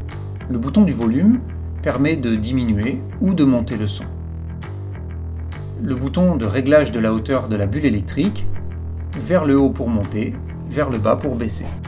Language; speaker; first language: French; native; French